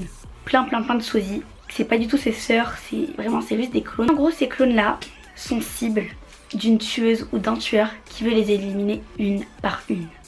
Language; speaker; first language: French; native; French